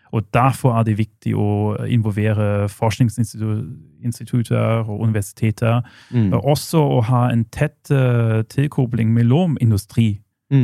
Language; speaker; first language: Norwegian; non-native, fluent; German